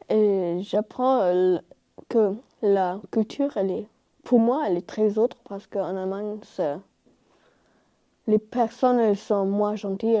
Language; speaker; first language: French; non-native, learner; German